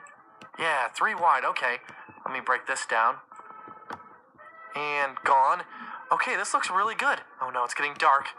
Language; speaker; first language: English; native; English